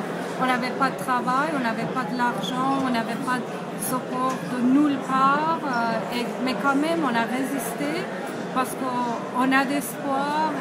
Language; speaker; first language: French; non-native, fluent; Persian